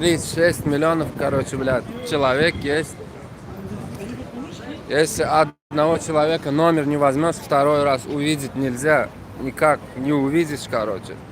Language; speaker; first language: Russian; non-native, fluent; Turkmen